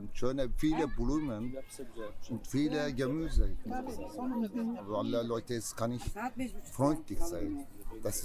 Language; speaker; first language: German; non-native, learner; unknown